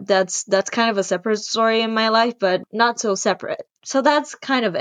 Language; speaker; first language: English; non-native, fluent; Portuguese